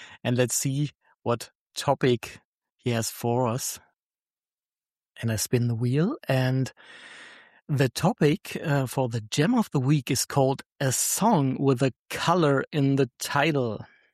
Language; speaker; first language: English; non-native, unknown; German